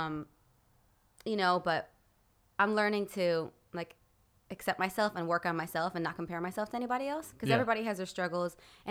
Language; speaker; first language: English; native; English